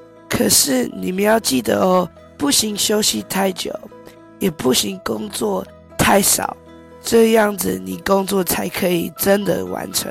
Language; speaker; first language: Chinese; early bilingual, heritage; Chinese